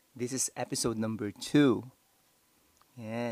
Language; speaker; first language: English; non-native, local second language; Filipino